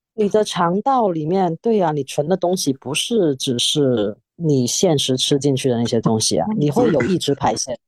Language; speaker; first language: Chinese; non-native, local second language; Cantonese